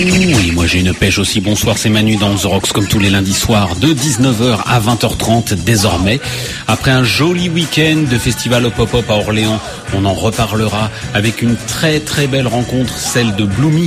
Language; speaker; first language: French; native; French